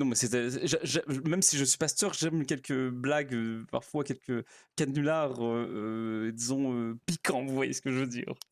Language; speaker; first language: French; native; French